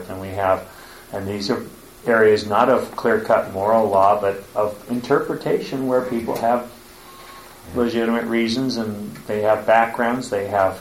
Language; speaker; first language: English; native; English